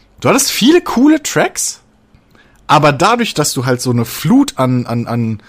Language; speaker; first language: German; native; German